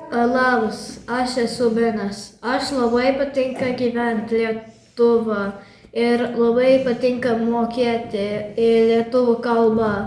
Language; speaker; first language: Lithuanian; non-native, learner; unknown